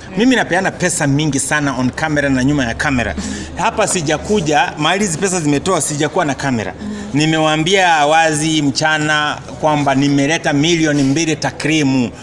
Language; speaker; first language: Swahili; native; Swahili